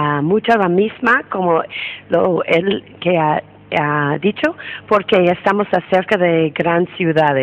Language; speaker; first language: Spanish; non-native, fluent; English